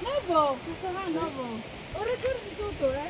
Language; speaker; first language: Italian; non-native, learner; Filipino